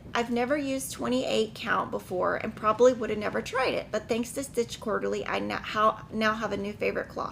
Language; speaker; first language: English; native; English